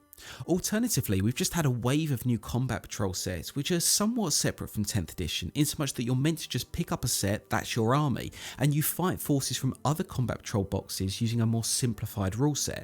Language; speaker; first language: English; native; English